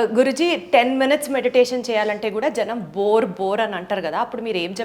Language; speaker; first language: Telugu; native; Telugu